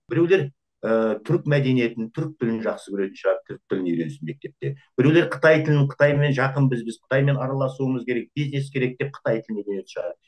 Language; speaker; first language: Kazakh; native; Kazakh